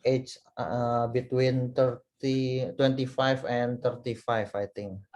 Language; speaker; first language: English; non-native, learner; Indonesian